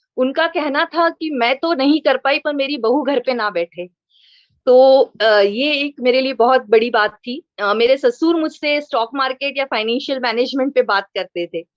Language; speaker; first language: Hindi; non-native, local second language; Marathi